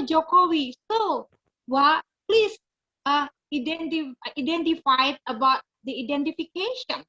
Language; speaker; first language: English; non-native, learner; Indonesian